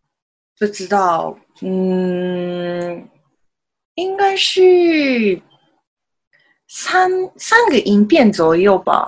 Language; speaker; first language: Chinese; non-native, learner; Japanese